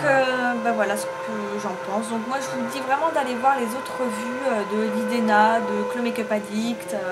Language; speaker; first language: French; native; French